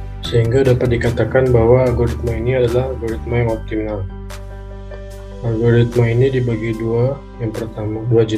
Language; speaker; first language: Indonesian; native; Indonesian